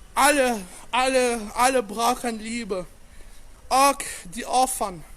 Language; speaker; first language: German; non-native, learner; French